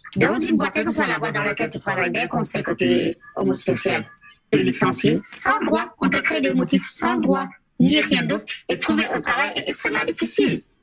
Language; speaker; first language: French; non-native, local second language; Wolof